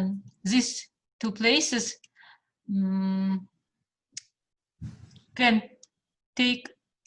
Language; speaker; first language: English; non-native, fluent; Russian